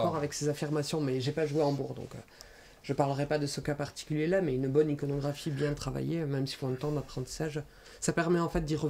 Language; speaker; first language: French; native; French